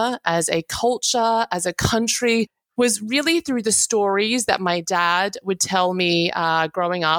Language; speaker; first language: English; native; English